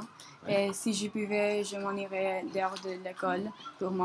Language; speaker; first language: French; non-native, learner; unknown